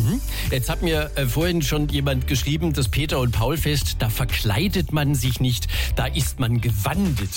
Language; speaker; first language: German; native; German